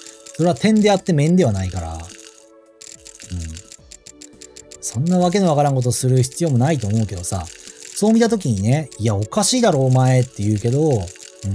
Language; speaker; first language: Japanese; native; Japanese